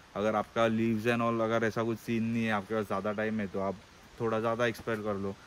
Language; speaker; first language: Hindi; non-native, local second language; Marathi